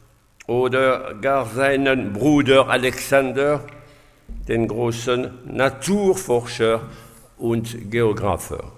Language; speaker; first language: German; non-native, fluent; French